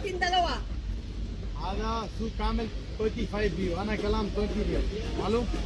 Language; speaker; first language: Arabic; non-native, learner; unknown